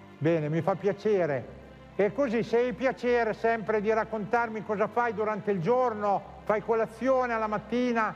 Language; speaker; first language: Italian; native; Italian